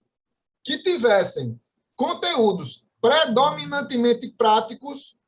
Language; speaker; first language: Portuguese; native; Portuguese